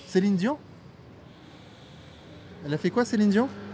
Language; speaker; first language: French; native; French